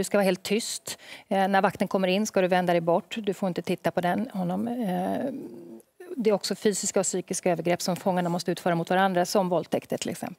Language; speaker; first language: Swedish; native; Swedish